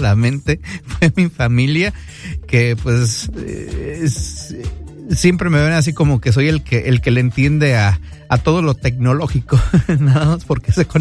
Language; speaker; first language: Spanish; early bilingual, heritage; Spanish